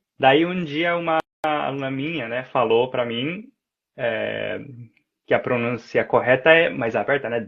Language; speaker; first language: Portuguese; non-native, fluent; Japanese